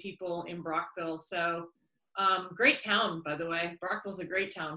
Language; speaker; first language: English; native; English